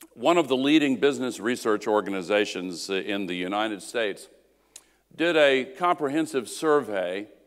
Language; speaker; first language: English; native; English